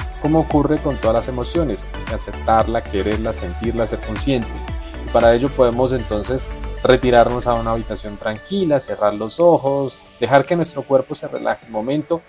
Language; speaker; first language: Spanish; native; Spanish